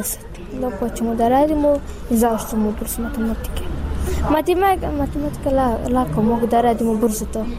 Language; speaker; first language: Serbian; non-native, learner; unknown